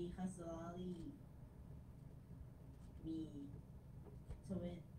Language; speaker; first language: English; non-native, learner; Thai